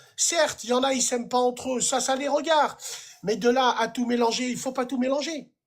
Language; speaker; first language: French; early bilingual, other home language; Arabic